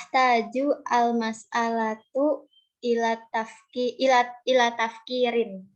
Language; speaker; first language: Arabic; non-native, learner; Indonesian